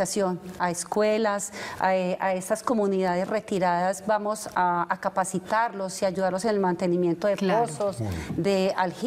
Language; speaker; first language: Spanish; native; Spanish